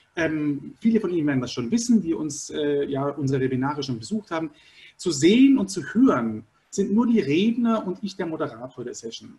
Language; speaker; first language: German; native; German